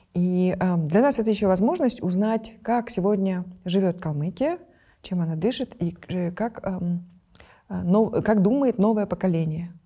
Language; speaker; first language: Russian; non-native, local second language; Kyrgyz